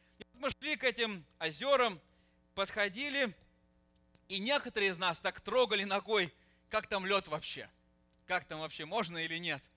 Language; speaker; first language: Russian; native; Russian